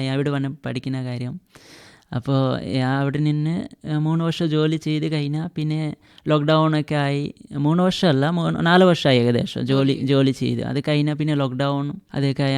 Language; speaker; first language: Malayalam; non-native, fluent; Assamese